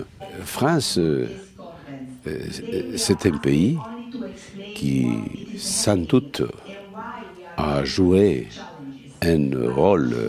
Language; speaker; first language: French; non-native, fluent; Spanish